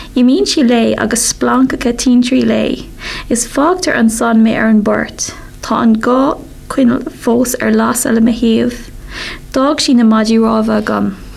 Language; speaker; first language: Irish; non-native, local second language; English